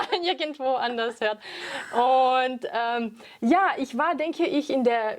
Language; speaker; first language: German; non-native, fluent; French